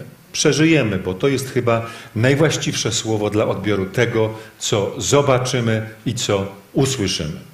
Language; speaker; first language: Polish; native; Polish